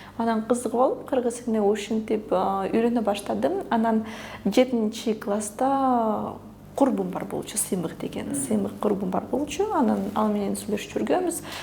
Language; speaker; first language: Kyrgyz; early bilingual, other home language; Russian